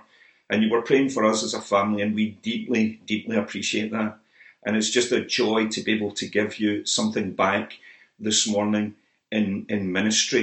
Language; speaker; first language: English; native; English